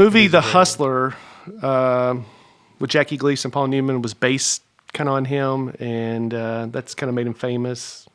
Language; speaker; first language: English; native; English